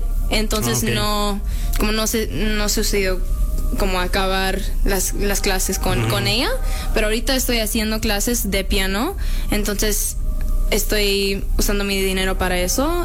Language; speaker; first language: Spanish; early bilingual, heritage; Spanish